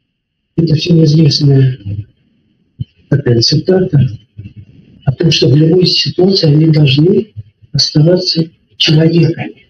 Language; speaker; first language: Russian; native; Russian